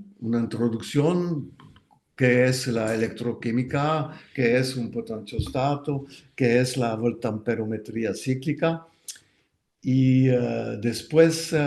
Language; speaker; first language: Spanish; non-native, fluent; French